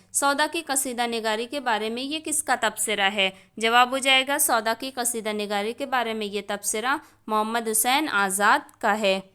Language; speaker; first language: Urdu; native; Urdu